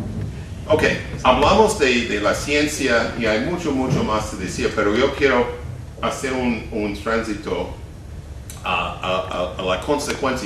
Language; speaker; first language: Spanish; non-native, fluent; English